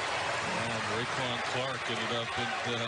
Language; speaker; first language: English; native; English